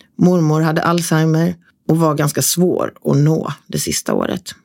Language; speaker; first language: Swedish; native; Swedish